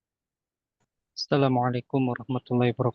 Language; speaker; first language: Indonesian; native; Indonesian